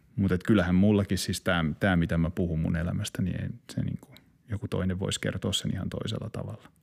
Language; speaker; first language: Finnish; native; Finnish